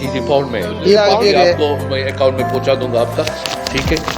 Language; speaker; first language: Hindi; non-native, fluent; Bangla